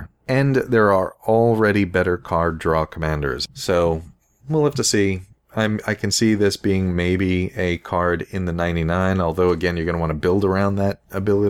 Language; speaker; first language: English; native; English